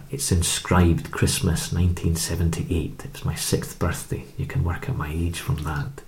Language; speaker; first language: English; native; English